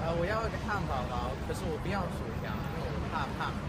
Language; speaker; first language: Chinese; non-native, learner; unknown